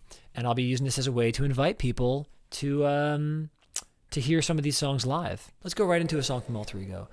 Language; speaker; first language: English; native; English